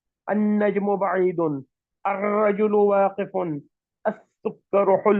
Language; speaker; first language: Arabic; non-native, fluent; Urdu